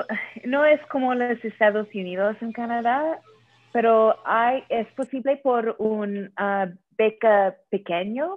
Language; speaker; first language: Spanish; non-native, learner; English